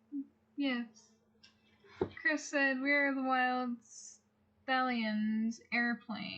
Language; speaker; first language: English; native; English